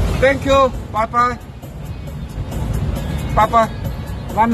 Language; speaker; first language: English; non-native, learner; Korean